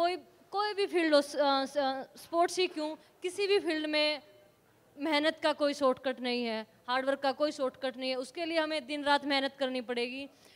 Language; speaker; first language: Hindi; native; Hindi